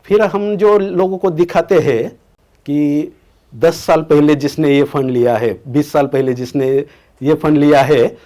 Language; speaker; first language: Hindi; non-native, local second language; Marathi